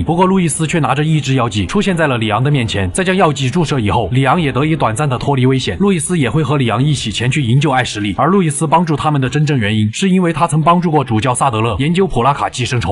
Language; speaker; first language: Chinese; native; Chinese